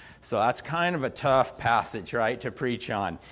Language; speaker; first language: English; native; English